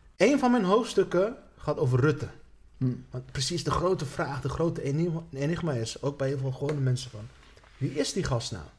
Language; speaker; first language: Dutch; early bilingual, other home language; Turkish